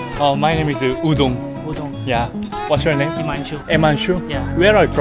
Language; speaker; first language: English; non-native, learner; Korean